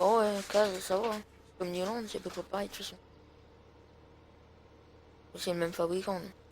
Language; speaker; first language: French; native; French